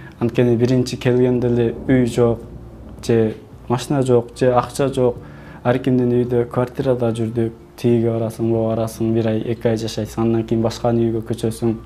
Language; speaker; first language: Kyrgyz; early bilingual, heritage; Kyrgyz